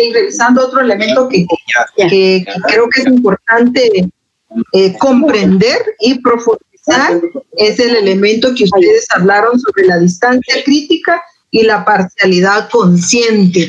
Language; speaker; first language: Spanish; native; Spanish